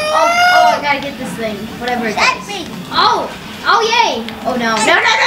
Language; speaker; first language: English; native; English